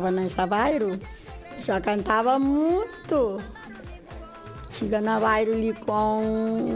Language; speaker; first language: Portuguese; non-native, local second language; Kabuverdianu